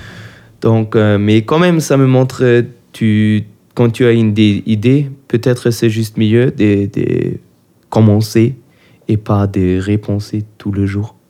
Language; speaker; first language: French; non-native, learner; German